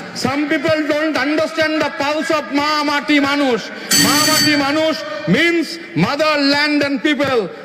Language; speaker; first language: English; non-native, local second language; Bangla